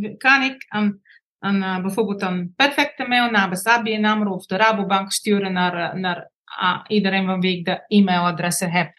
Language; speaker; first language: Dutch; non-native, fluent; Bulgarian